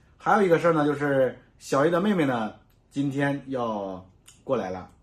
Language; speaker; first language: Chinese; native; Chinese